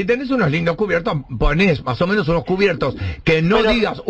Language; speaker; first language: Spanish; native; Spanish